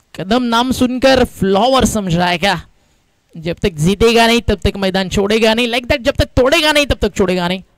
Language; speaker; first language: Hindi; non-native, local second language; Marathi